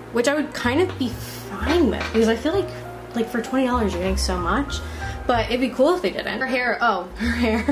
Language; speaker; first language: English; native; English